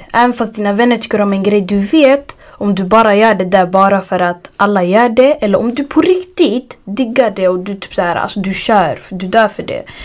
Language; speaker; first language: Swedish; early bilingual, other home language; Arabic